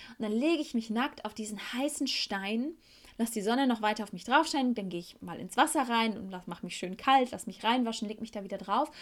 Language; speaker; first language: German; native; German